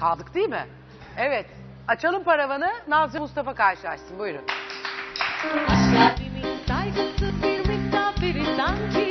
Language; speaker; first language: Turkish; native; Turkish